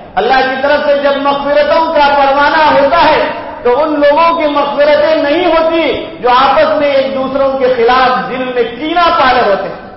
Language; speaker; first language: Urdu; native; Urdu